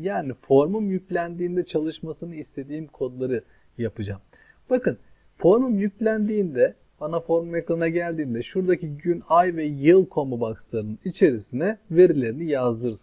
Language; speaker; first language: Turkish; native; Turkish